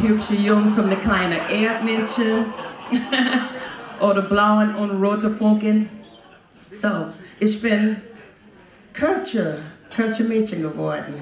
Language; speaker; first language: German; non-native, fluent; English